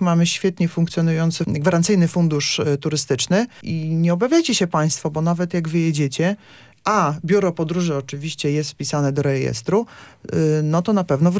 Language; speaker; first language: Polish; native; Polish